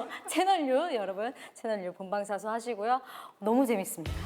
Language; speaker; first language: Korean; native; Korean